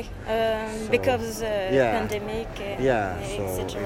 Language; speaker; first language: English; non-native, learner; French